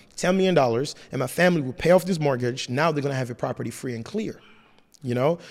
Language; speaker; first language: English; non-native, fluent; French